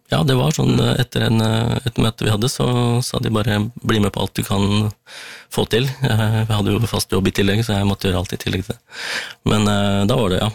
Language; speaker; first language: Norwegian; early bilingual, other home language; Tamil